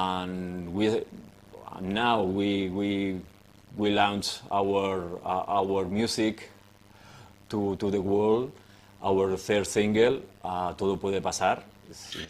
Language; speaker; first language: English; non-native, fluent; Spanish